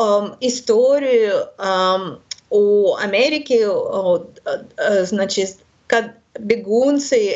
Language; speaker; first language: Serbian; non-native, learner; Russian